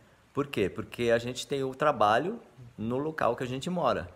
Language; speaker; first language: Portuguese; native; Portuguese